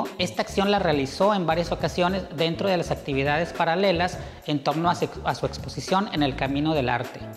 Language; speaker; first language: Spanish; native; Spanish